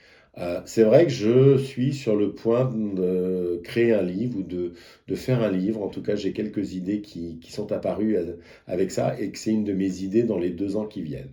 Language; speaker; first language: French; native; French